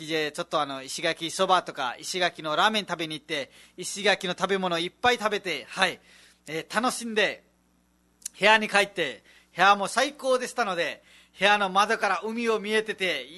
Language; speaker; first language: Japanese; non-native, fluent; Nepali